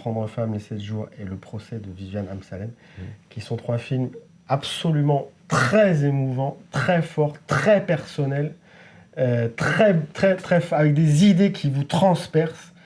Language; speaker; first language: French; native; French